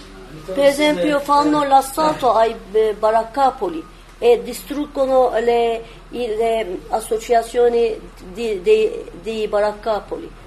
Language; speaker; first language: Italian; non-native, learner; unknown